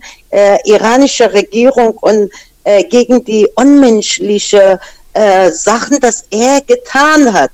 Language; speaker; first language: German; non-native, fluent; Persian